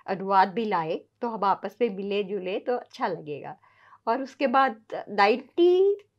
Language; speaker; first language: Hindi; native; Hindi